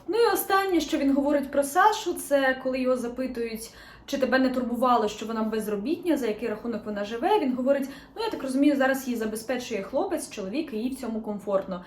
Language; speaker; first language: Ukrainian; non-native, local second language; Russian